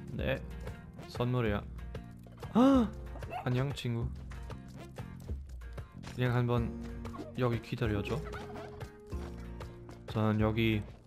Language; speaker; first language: Korean; non-native, learner; German